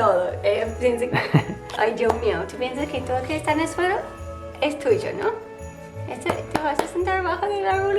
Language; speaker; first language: Spanish; non-native, learner; English